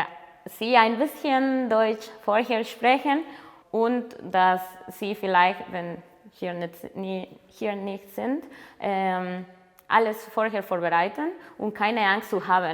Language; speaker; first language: German; non-native, learner; Spanish